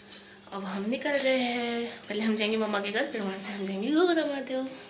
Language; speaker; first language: Hindi; native; Hindi